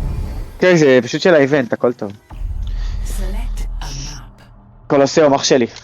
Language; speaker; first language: Hebrew; native; Hebrew